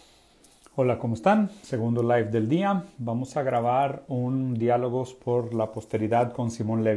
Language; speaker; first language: Spanish; native; Spanish